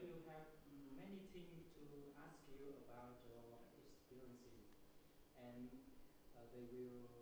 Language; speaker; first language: English; non-native, learner; Vietnamese